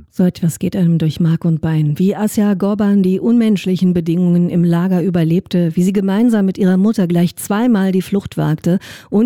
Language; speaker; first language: German; native; German